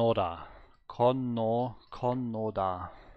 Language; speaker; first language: Korean; non-native, learner; German